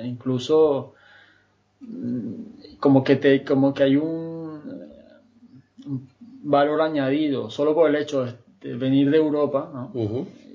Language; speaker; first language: Spanish; native; Spanish